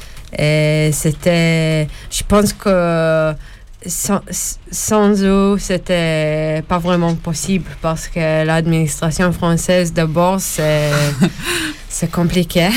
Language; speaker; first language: French; non-native, learner; Hebrew